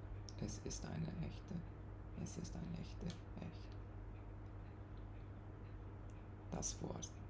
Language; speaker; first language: German; non-native, learner; English